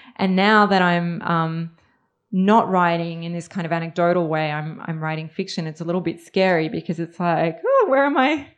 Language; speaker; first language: English; early bilingual, other home language; Serbian